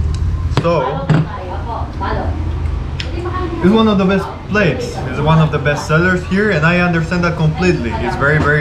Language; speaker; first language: English; non-native, fluent; Spanish